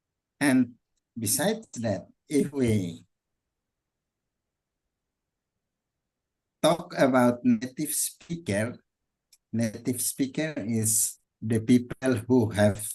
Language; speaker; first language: English; non-native, fluent; Indonesian